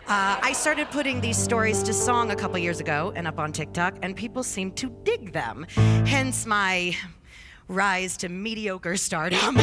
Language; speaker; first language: English; native; English